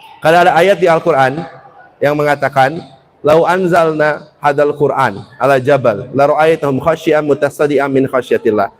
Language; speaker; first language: Indonesian; early bilingual, heritage; Indonesian